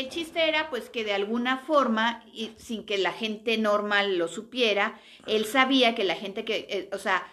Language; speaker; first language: Spanish; native; Spanish